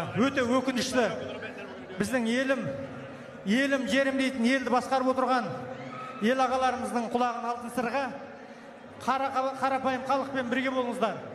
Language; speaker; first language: Kazakh; early bilingual, heritage; Kazakh